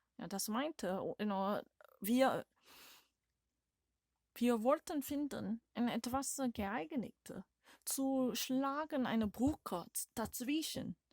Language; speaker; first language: German; non-native, learner; Korean